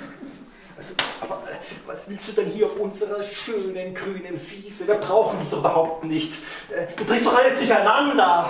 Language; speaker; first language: German; native; German